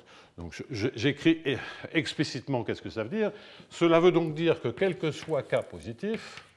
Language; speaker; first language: French; native; French